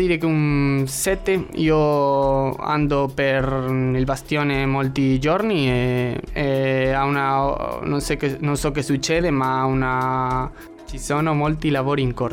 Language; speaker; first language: Italian; non-native, learner; Spanish